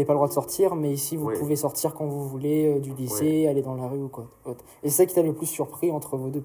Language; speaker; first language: French; native; French